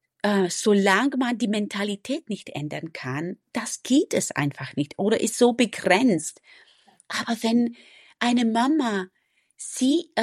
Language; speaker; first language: German; non-native, fluent; Romanian